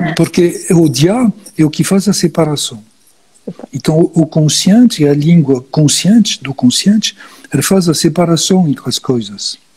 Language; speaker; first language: Portuguese; non-native, fluent; French